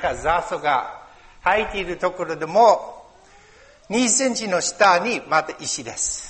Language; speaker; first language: Japanese; non-native, learner; English